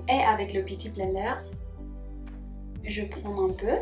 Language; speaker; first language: French; non-native, fluent; Spanish